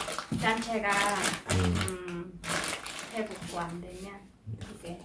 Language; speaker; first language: Korean; non-native, fluent; Khmer